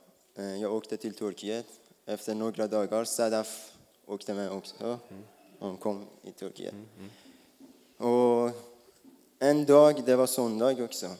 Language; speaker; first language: Swedish; non-native, learner; Persian